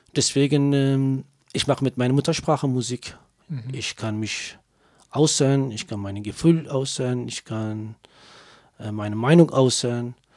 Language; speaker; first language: German; non-native, learner; Kurdish